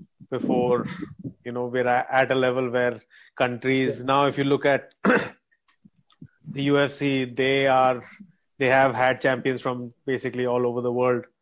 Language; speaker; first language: English; non-native, local second language; Hindi